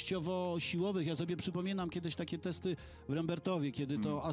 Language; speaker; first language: Polish; native; Polish